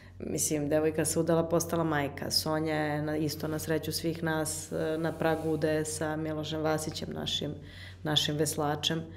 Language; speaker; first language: Serbian; native; Serbian